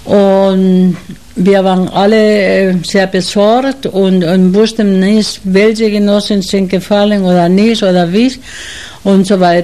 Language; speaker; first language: German; non-native, fluent; Spanish